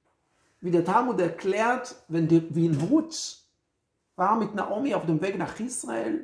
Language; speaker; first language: German; non-native, fluent; Hebrew